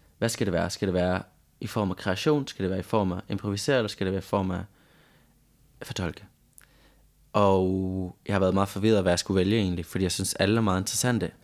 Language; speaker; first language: Danish; non-native, fluent; Spanish